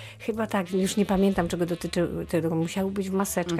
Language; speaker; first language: Polish; native; Polish